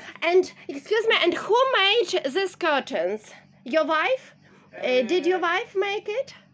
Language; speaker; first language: English; non-native, learner; Ukrainian